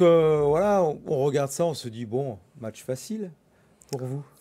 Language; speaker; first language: French; native; French